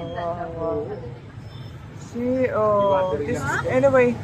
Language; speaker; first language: English; non-native, local second language; Filipino